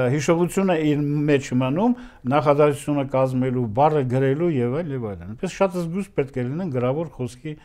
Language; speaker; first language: Armenian; native; Armenian